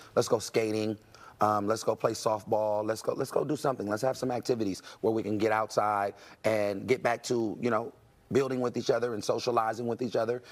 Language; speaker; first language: English; native; English